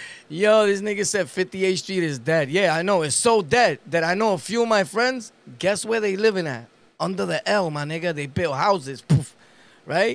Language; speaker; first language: English; early bilingual, other home language; Spanish